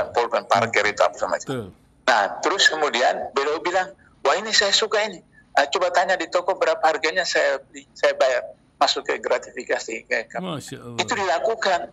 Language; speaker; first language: Indonesian; native; Indonesian